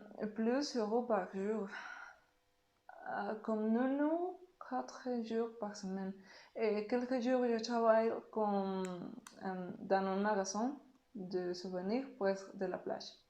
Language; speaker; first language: French; non-native, learner; Spanish